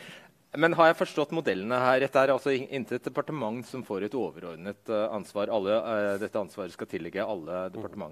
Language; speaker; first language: Norwegian; native; Norwegian